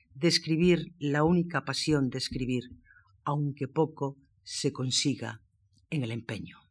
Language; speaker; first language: Spanish; native; Spanish